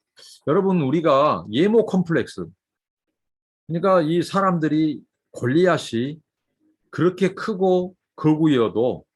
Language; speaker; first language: Korean; native; Korean